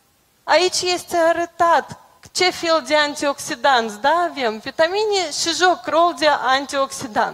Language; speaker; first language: Romanian; non-native, local second language; Russian